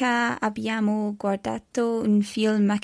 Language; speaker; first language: Italian; non-native, learner; English